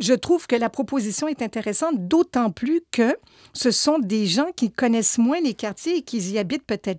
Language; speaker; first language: French; native; French